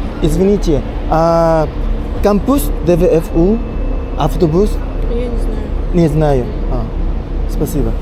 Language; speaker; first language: Russian; non-native, learner; Korean